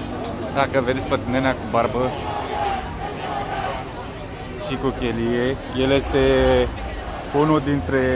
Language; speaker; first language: Romanian; native; Romanian